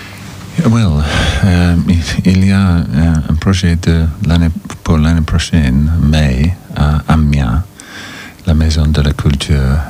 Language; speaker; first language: French; non-native, learner; English